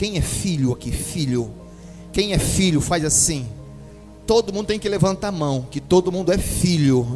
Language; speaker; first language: Portuguese; native; Portuguese